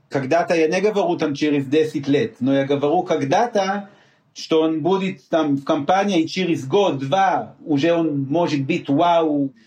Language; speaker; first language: Russian; non-native, learner; Hebrew